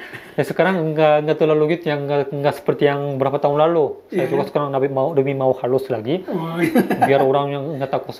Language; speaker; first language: Indonesian; non-native, fluent; Korean